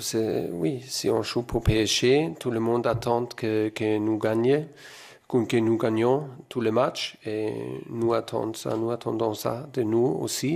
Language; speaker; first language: French; non-native, fluent; German